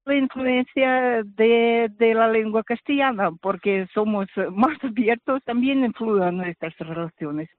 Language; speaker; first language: Spanish; non-native, fluent; Ukrainian